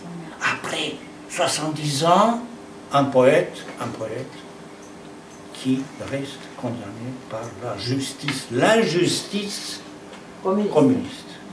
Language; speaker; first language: French; non-native, fluent; Romanian